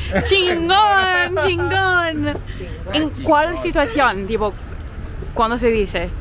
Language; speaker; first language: Spanish; non-native, fluent; Portuguese